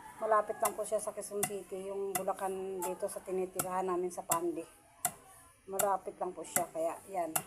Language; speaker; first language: Filipino; non-native, local second language; Cebuano